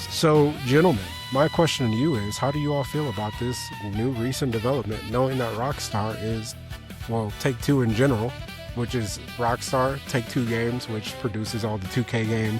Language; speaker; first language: English; native; English